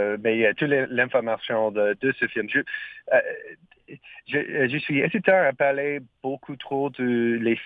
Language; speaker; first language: French; non-native, learner; English